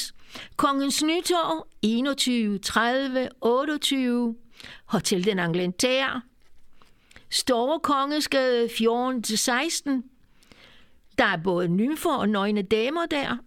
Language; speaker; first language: Danish; non-native, fluent; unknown